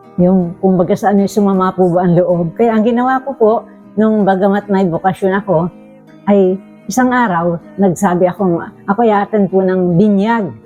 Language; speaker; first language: Filipino; native; Filipino